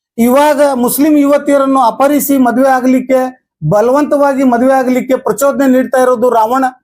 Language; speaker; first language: Kannada; non-native, local second language; Urdu